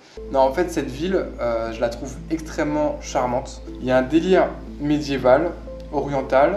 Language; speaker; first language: French; native; French